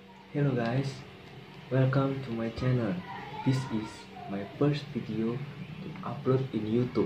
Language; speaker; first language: English; non-native, learner; Indonesian